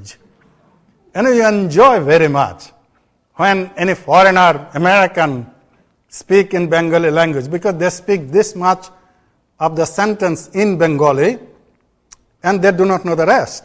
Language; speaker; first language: English; non-native, local second language; Bangla